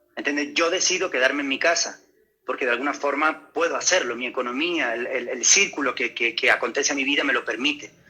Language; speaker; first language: Spanish; native; Spanish